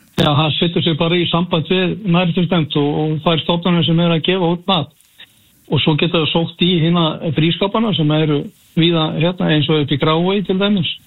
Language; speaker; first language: Icelandic; native; Icelandic